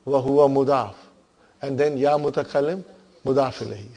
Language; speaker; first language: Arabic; non-native, fluent; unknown